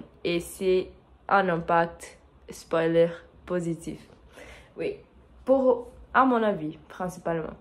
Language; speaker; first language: French; non-native, fluent; Portuguese